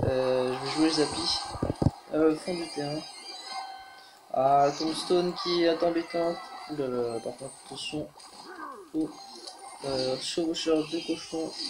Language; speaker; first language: French; native; French